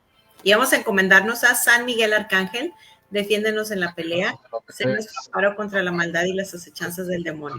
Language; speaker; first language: Spanish; native; Spanish